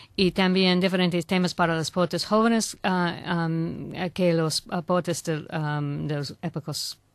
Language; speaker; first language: Spanish; non-native, learner; English